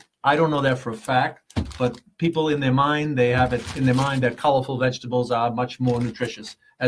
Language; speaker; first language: English; native; English